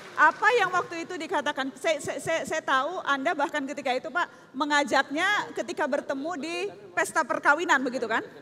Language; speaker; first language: Indonesian; native; Indonesian